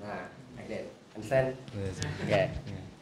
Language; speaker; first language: English; non-native, learner; Indonesian